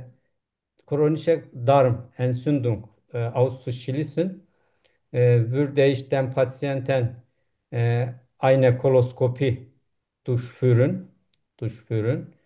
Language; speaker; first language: German; non-native, learner; Turkish